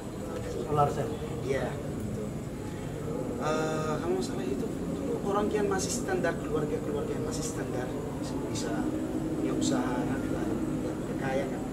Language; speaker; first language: Indonesian; non-native, fluent; Arabic